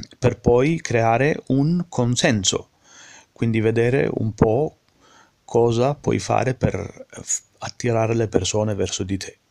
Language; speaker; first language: Italian; early bilingual, heritage; Italian